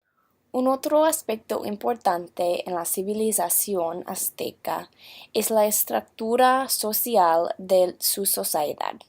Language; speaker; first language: Spanish; non-native, learner; English